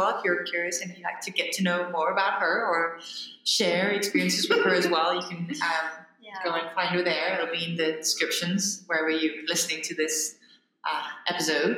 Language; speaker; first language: English; non-native, local second language; French